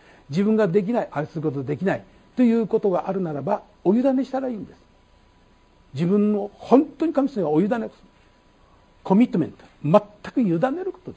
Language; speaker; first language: Japanese; native; Japanese